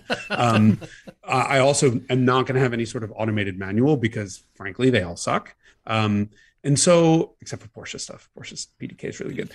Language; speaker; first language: English; native; English